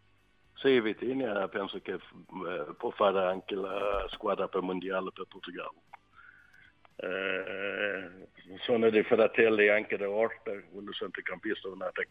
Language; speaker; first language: Italian; non-native, learner; Swedish